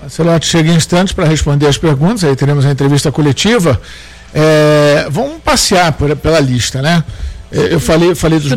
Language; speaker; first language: Portuguese; native; Portuguese